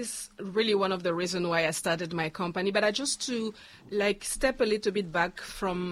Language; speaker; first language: English; non-native, fluent; Luba-Lulua